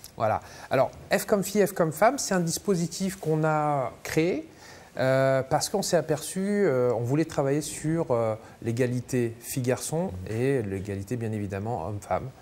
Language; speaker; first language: French; native; French